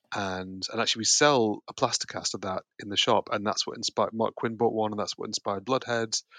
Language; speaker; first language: English; native; English